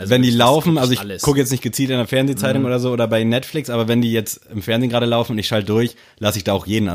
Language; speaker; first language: German; native; German